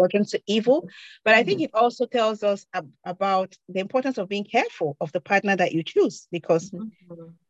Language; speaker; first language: English; native; English